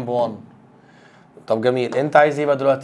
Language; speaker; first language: Arabic; native; Arabic